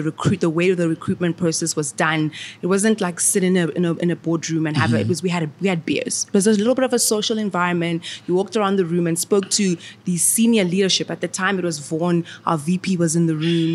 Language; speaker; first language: English; non-native, local second language; Shona